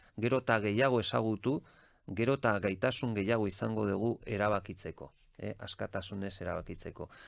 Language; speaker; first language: Basque; non-native, local second language; Spanish